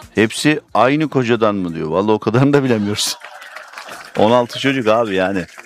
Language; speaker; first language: Turkish; early bilingual, heritage; Turkish